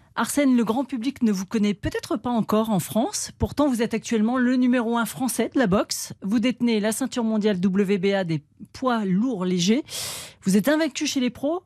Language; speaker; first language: French; native; French